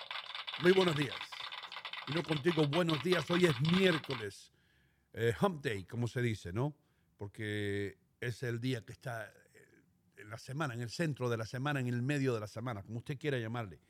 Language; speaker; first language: Spanish; native; Spanish